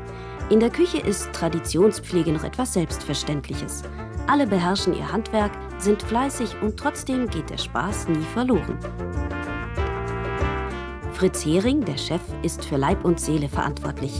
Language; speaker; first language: German; native; German